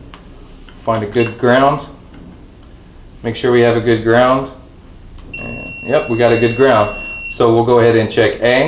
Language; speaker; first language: English; native; English